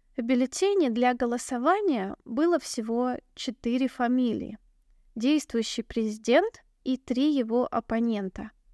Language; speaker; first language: Russian; native; Russian